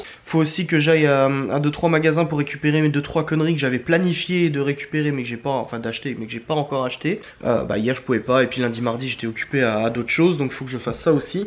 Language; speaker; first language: French; native; French